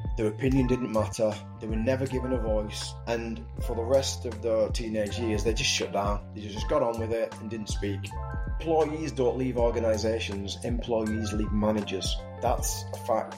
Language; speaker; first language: English; native; English